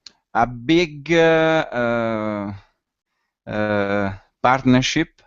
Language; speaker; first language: English; non-native, learner; Italian